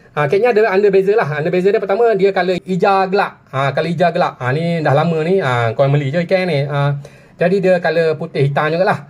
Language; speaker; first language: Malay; native; Malay